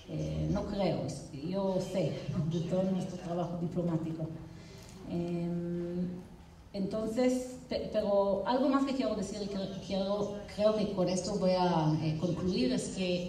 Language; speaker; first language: Spanish; non-native, fluent; Hebrew